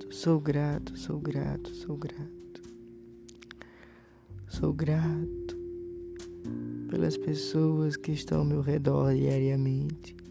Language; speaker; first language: Portuguese; native; Portuguese